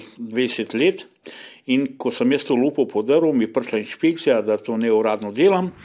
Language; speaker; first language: Slovenian; non-native, local second language; Romany